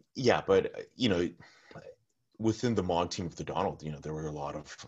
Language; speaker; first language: English; early bilingual, other home language; Russian